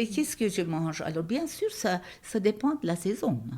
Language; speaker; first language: French; non-native, fluent; Turkish